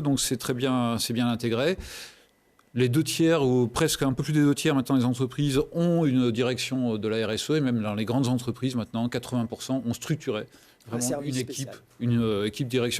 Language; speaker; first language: French; native; French